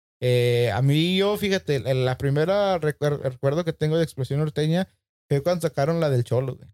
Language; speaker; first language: Spanish; early bilingual, heritage; Spanish